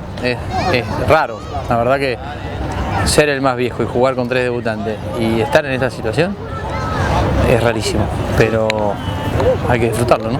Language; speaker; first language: Spanish; native; Spanish